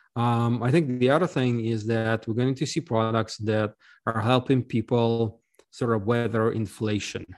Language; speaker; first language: English; non-native, fluent; Russian